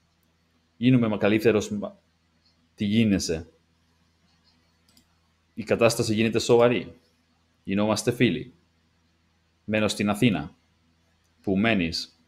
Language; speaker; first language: Greek; non-native, learner; English